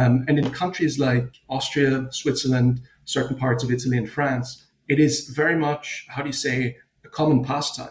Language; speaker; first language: English; non-native, fluent; German